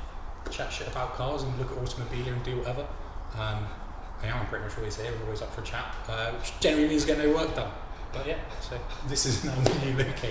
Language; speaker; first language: English; native; English